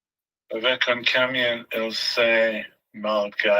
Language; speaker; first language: French; non-native, learner; English